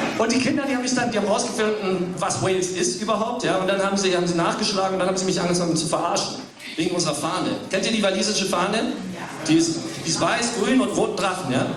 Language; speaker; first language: German; early bilingual, other home language; English